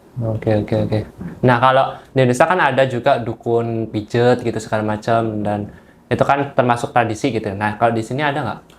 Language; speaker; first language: Indonesian; native; Indonesian